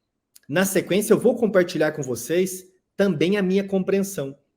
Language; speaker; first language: Portuguese; native; Portuguese